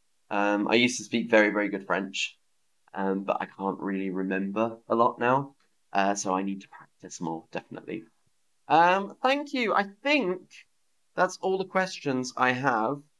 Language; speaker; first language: English; native; English